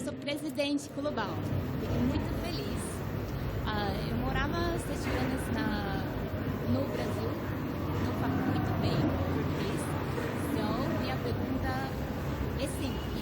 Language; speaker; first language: Portuguese; non-native, learner; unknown